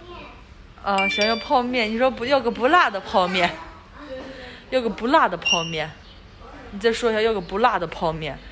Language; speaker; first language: Chinese; native; Chinese